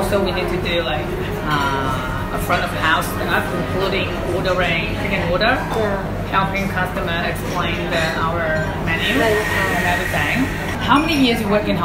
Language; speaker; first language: English; non-native, fluent; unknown